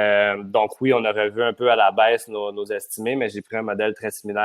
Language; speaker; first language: French; native; French